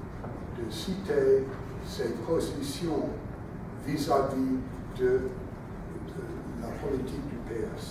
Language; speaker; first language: French; non-native, fluent; English